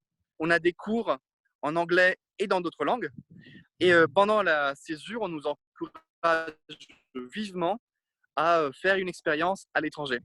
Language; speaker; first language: French; non-native, fluent; Italian